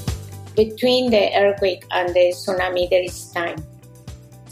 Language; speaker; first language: English; non-native, fluent; Spanish